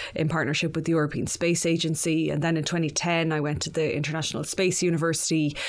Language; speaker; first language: English; native; English